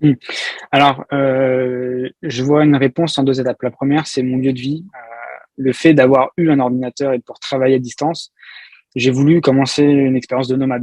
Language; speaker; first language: French; native; French